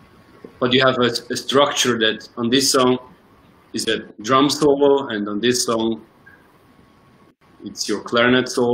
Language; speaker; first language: English; non-native, fluent; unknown